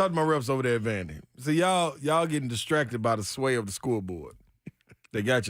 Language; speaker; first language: English; native; English